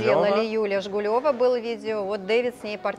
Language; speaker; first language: Russian; native; Russian